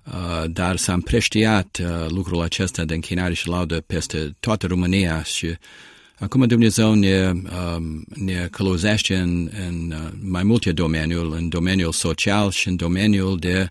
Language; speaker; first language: Romanian; early bilingual, heritage; Romanian